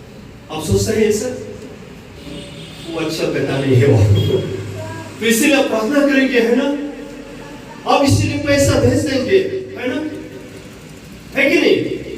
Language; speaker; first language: Hindi; non-native, local second language; Bodo